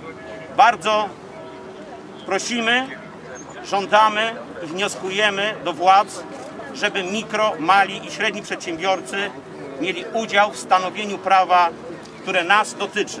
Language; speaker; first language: Polish; native; Polish